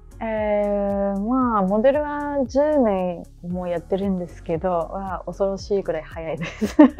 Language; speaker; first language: Japanese; early bilingual, heritage; Japanese